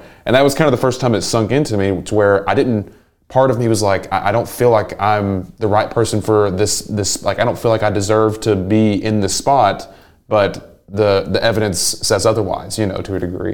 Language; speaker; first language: English; native; English